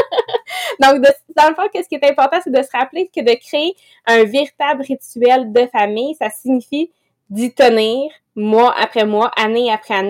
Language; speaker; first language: French; native; French